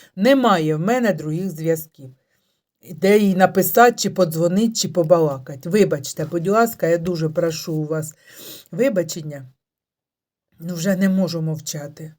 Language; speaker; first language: Ukrainian; non-native, local second language; Russian